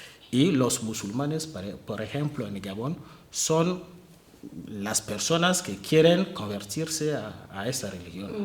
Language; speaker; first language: Spanish; non-native, fluent; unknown